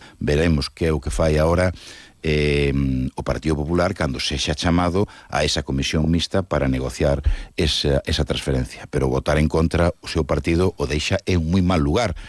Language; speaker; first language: Galician; non-native, local second language; Spanish